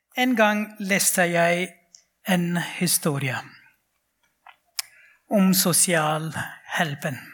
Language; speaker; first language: Norwegian; non-native, fluent; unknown